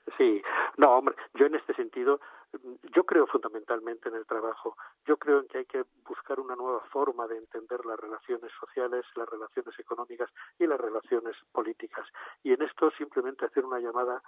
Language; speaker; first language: Spanish; native; Spanish